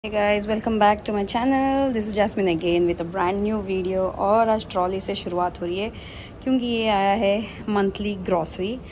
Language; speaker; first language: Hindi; non-native, local second language; Marathi